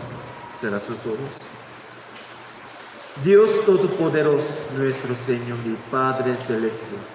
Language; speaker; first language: Spanish; non-native, learner; Korean